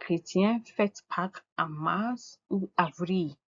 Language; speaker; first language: French; non-native, fluent; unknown